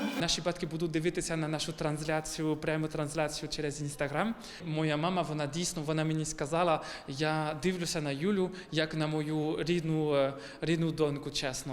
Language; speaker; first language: Ukrainian; non-native, fluent; French